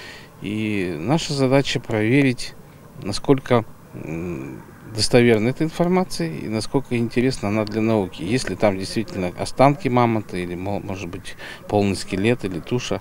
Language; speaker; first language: Russian; native; Russian